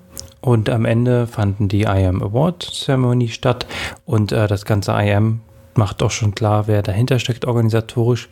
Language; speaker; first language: German; native; German